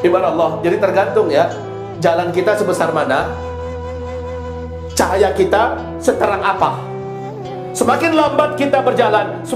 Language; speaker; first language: Indonesian; native; Indonesian